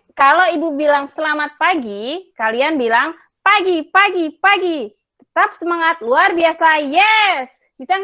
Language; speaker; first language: Indonesian; native; Indonesian